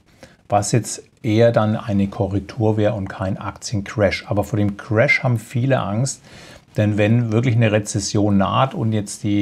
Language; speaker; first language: German; native; German